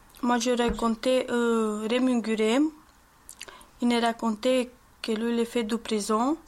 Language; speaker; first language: French; non-native, learner; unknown